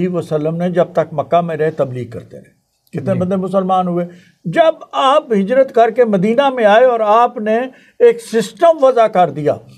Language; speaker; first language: Urdu; non-native, local second language; Punjabi